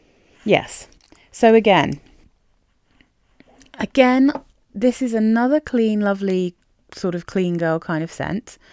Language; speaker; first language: English; native; English